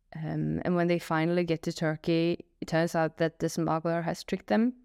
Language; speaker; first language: English; non-native, fluent; Swedish